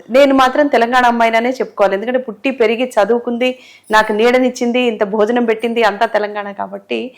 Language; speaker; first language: Telugu; native; Telugu